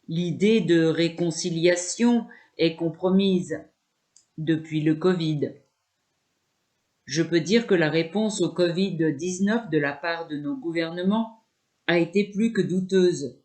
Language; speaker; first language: French; non-native, local second language; Arabic